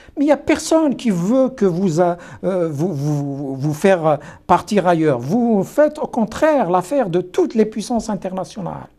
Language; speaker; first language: French; non-native, local second language; Kabyle